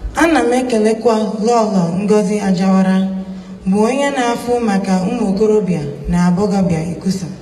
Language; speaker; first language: Igbo; early bilingual, heritage; Igbo